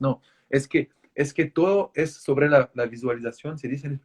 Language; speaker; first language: Spanish; non-native, fluent; French